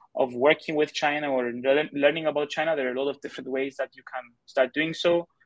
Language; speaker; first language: English; non-native, fluent; Greek